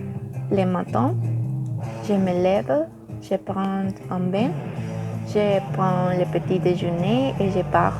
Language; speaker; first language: French; non-native, learner; Spanish